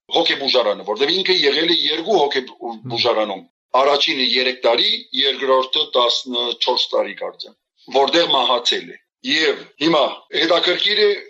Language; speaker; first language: Armenian; early bilingual, heritage; Armenian